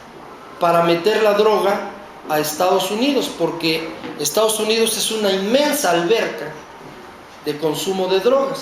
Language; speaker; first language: Spanish; native; Spanish